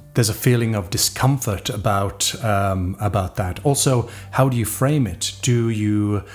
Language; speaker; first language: English; native; English